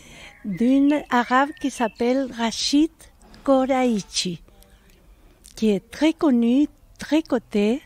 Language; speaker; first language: French; non-native, fluent; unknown